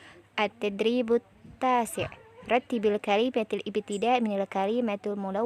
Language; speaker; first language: Arabic; non-native, learner; Indonesian